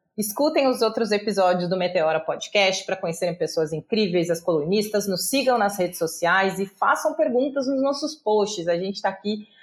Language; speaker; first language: Portuguese; native; Portuguese